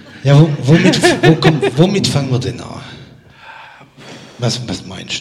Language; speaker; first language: German; native; German